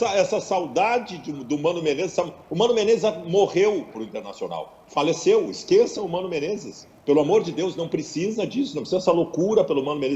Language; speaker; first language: Portuguese; native; Portuguese